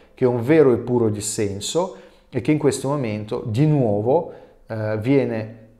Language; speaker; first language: Italian; non-native, fluent; Russian